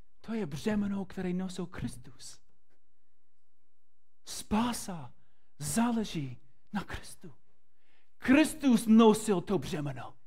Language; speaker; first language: Czech; non-native, fluent; English